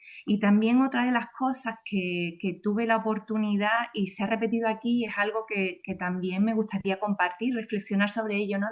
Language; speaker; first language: Spanish; native; Spanish